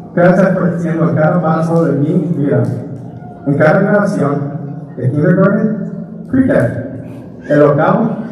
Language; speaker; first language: Spanish; early bilingual, heritage; Spanish